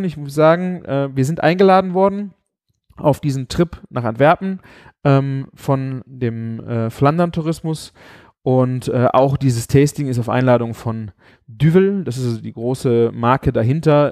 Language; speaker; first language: German; native; German